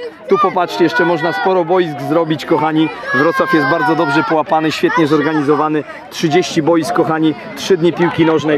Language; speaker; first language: Polish; native; Polish